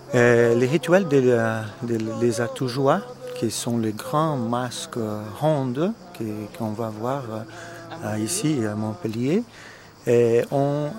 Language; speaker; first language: French; non-native, fluent; Portuguese